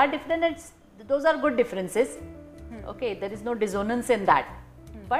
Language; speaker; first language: English; non-native, local second language; Marathi